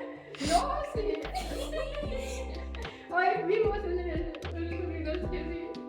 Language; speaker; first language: Spanish; non-native, fluent; German